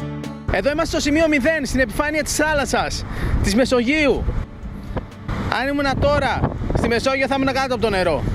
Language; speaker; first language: Greek; native; Greek